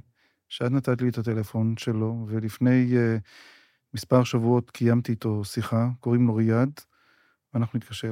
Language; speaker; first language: Hebrew; native; Hebrew